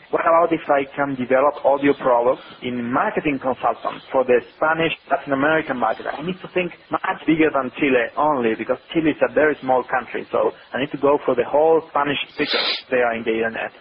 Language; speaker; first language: English; non-native, fluent; Spanish